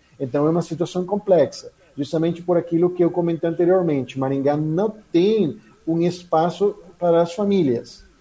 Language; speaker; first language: Portuguese; non-native, fluent; Spanish